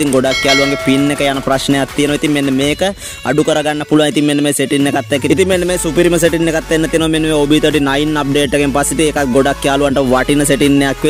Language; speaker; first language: Sinhala; native; Sinhala